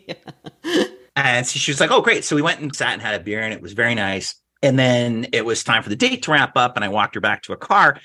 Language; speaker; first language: English; native; English